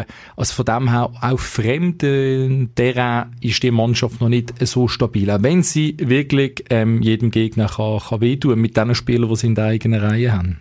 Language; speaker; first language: German; native; German